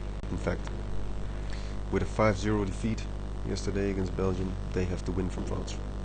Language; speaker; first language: English; non-native, fluent; Dutch